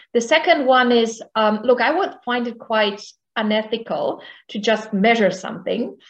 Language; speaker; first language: English; non-native, fluent; German